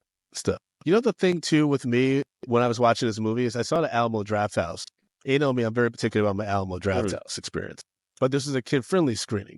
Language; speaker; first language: English; native; English